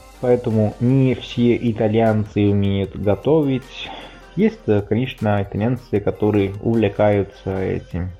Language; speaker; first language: Russian; non-native, fluent; Italian